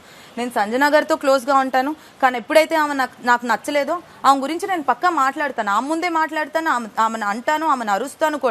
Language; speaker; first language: Telugu; native; Telugu